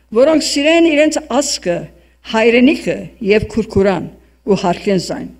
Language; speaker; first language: Armenian; early bilingual, heritage; Armenian